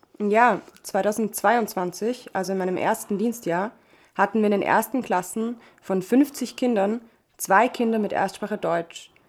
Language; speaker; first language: German; native; German